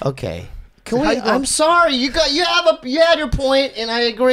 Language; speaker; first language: English; early bilingual, other home language; Korean